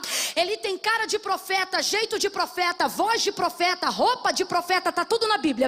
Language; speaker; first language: Portuguese; native; Portuguese